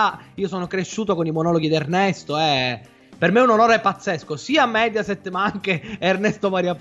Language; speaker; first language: Italian; native; Italian